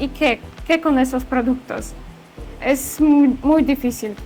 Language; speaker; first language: Spanish; non-native, learner; Polish